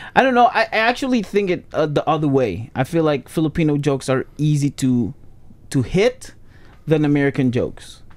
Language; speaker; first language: English; non-native, local second language; Pampanga